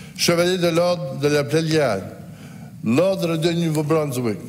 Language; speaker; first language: French; native; French